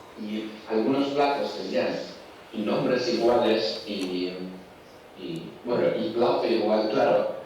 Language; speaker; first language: Spanish; non-native, learner; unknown